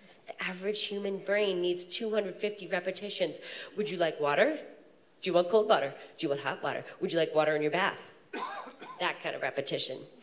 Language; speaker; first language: English; native; English